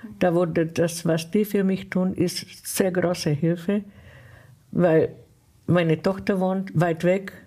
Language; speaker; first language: German; non-native, fluent; Czech